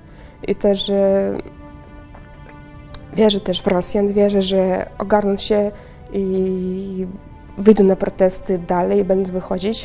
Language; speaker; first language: Polish; non-native, fluent; Russian